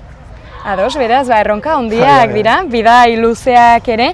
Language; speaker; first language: Basque; native; Basque